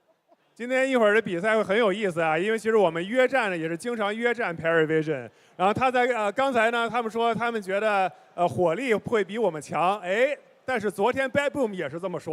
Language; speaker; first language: Chinese; native; Chinese